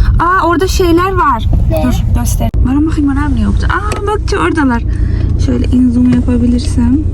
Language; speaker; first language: Turkish; early bilingual, heritage; Turkish